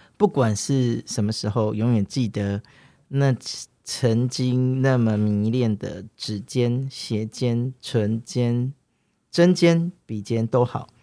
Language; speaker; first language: Chinese; native; Chinese